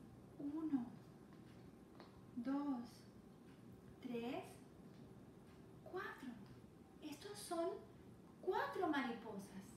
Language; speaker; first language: Spanish; non-native, fluent; English